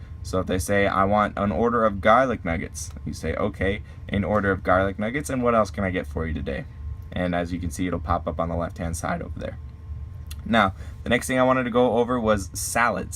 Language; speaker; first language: English; native; English